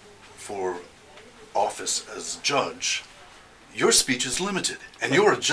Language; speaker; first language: English; native; English